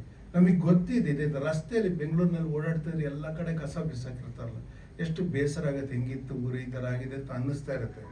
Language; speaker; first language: Kannada; native; Kannada